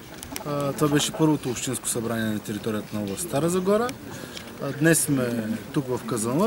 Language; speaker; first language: Bulgarian; native; Bulgarian